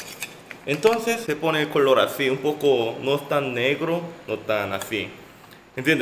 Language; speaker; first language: Spanish; non-native, learner; Korean